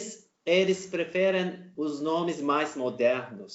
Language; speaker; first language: Portuguese; non-native, learner; Turkish